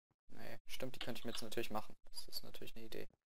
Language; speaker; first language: German; native; German